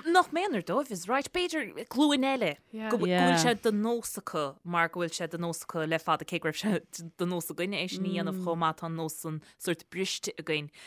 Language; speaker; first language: Irish; native; Irish